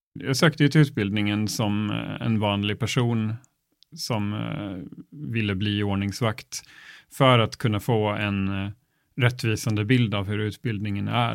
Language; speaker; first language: Swedish; native; Swedish